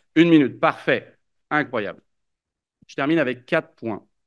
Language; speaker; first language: French; native; French